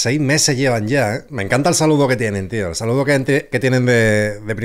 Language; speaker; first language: Spanish; native; Spanish